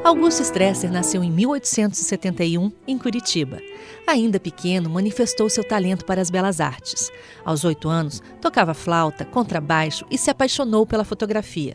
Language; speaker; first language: Portuguese; native; Portuguese